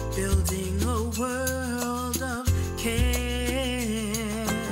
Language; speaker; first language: English; native; English